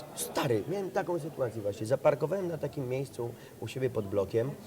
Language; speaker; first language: Polish; native; Polish